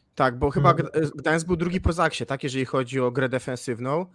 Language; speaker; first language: Polish; native; Polish